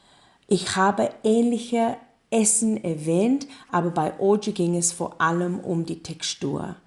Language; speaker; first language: German; non-native, learner; English